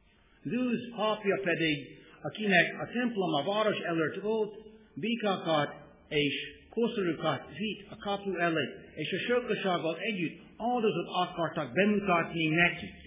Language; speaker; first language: Hungarian; non-native, fluent; English